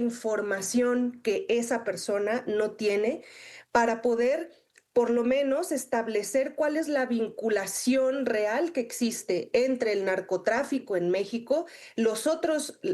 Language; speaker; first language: Spanish; native; Spanish